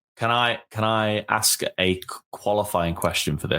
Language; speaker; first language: English; native; English